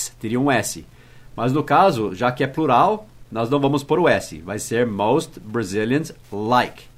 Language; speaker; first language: Portuguese; non-native, fluent; English